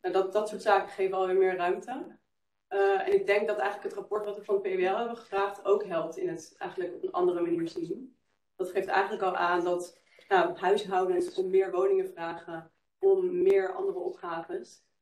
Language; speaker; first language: Dutch; native; Dutch